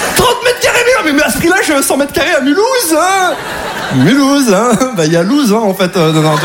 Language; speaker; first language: French; native; French